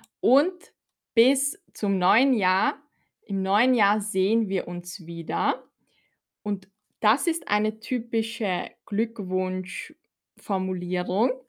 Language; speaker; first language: German; non-native, fluent; Filipino